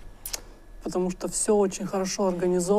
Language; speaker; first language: Russian; native; Russian